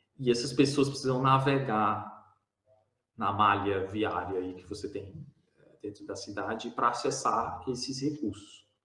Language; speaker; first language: Portuguese; native; Portuguese